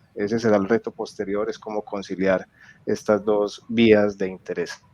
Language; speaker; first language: Spanish; native; Spanish